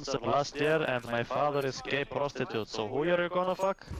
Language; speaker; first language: English; non-native, fluent; Icelandic